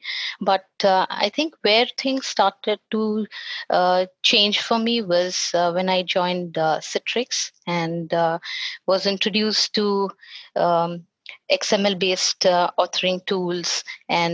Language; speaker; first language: English; non-native, local second language; Kannada